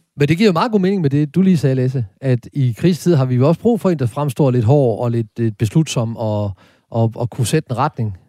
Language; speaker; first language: Danish; native; Danish